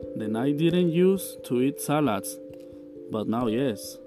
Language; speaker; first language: English; non-native, learner; Spanish